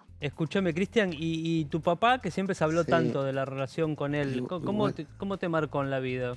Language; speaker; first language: Spanish; native; Spanish